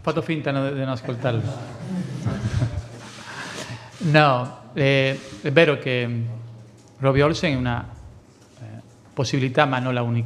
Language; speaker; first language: Italian; non-native, fluent; Spanish